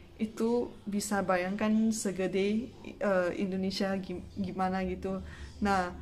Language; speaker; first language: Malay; non-native, local second language; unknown